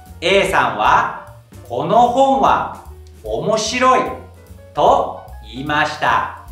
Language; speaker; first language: Japanese; non-native, fluent; Indonesian